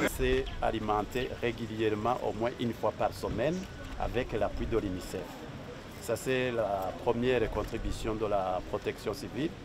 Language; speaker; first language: French; non-native, local second language; Rundi